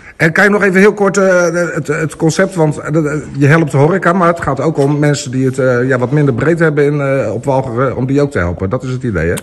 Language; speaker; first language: Dutch; native; Dutch